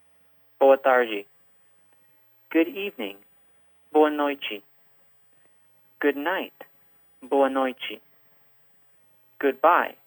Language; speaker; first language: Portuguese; non-native, fluent; English